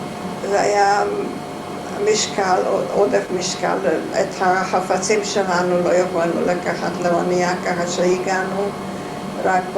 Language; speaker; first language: Hebrew; non-native, fluent; Hungarian